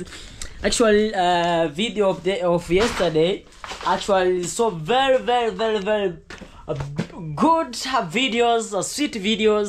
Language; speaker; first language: English; non-native, learner; Swahili